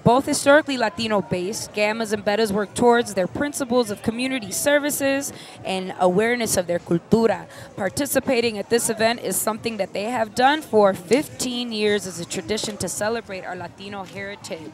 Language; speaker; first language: English; early bilingual, other home language; Spanish